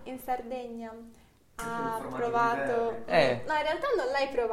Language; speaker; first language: Italian; native; Italian